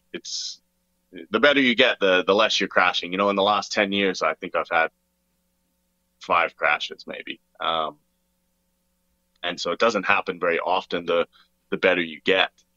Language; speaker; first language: English; native; English